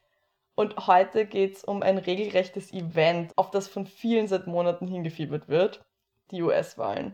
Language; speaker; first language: German; native; German